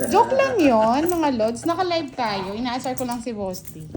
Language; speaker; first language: Filipino; native; Filipino